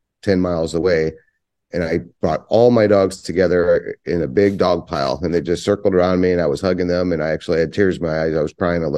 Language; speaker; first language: English; native; English